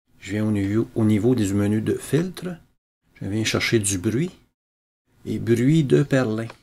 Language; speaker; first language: French; native; French